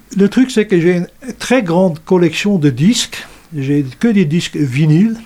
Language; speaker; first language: French; non-native, fluent; Dutch